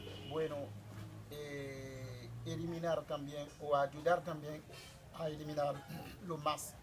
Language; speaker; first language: Spanish; non-native, fluent; Haitian Creole